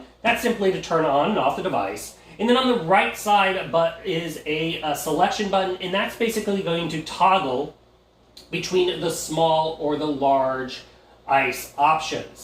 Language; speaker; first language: English; native; English